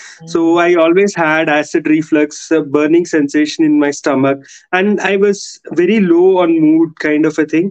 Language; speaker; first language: English; non-native, local second language; Telugu